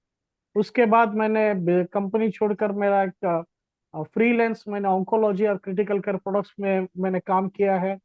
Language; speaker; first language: Hindi; native; Hindi